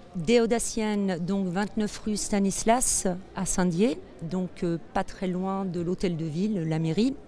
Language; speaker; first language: French; native; French